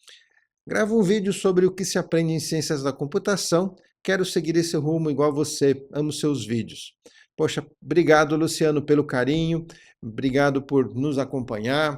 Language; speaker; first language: Portuguese; native; Portuguese